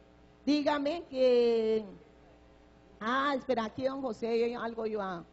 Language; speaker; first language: Spanish; native; Spanish